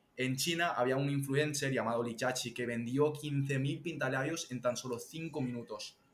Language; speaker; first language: Spanish; early bilingual, other home language; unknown